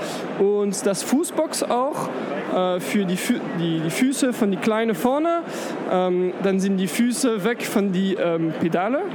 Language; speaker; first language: German; non-native, learner; French